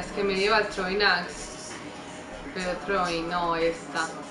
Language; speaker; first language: Spanish; native; Spanish